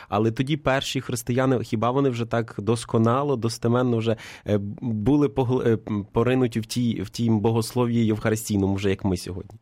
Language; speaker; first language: Ukrainian; native; Ukrainian